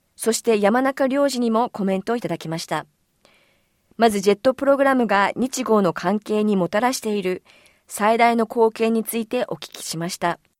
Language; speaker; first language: Japanese; native; Japanese